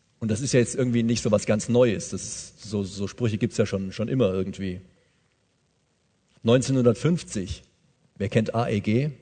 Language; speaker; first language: German; native; German